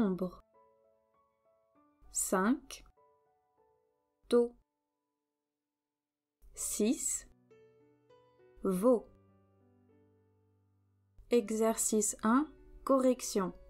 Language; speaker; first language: French; native; French